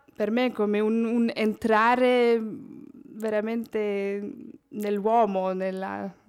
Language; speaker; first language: Italian; native; Italian